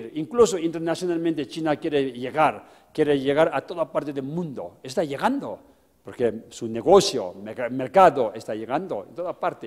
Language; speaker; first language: Spanish; non-native, fluent; Tibetan